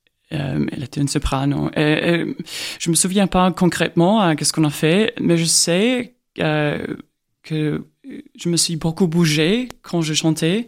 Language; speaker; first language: French; non-native, fluent; Estonian